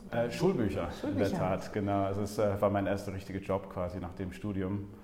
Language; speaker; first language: German; non-native, fluent; English